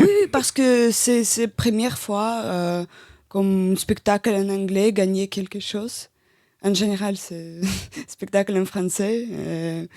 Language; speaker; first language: French; non-native, learner; Russian